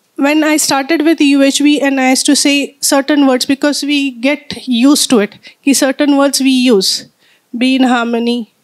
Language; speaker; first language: English; non-native, local second language; Marathi